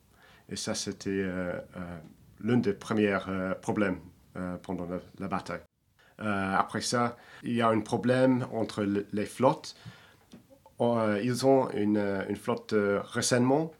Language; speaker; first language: French; non-native, fluent; English